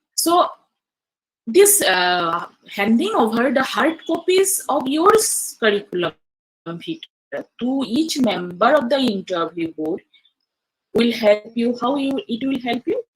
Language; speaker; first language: English; non-native, local second language; Assamese